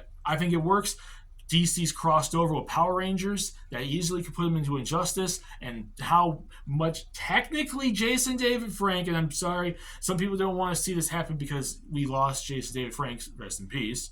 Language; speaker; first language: English; native; English